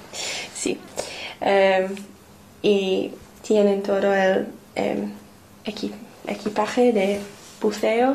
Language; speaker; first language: Spanish; non-native, learner; English